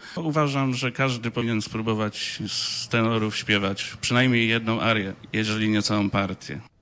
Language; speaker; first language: Polish; native; Polish